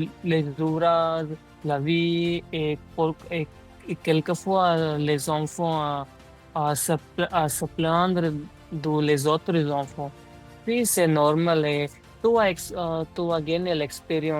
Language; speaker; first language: French; non-native, learner; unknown